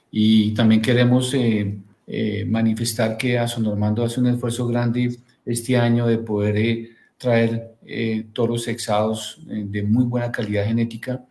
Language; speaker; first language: Spanish; native; Spanish